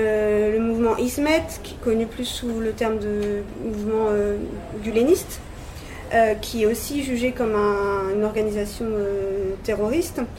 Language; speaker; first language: French; native; French